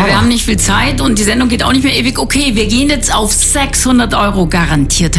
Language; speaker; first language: German; native; German